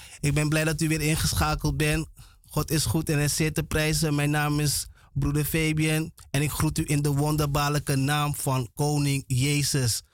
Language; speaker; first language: Dutch; native; Dutch